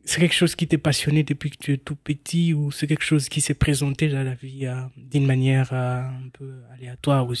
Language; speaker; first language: French; non-native, local second language; Swahili